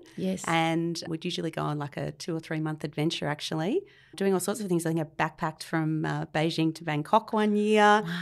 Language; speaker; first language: English; native; English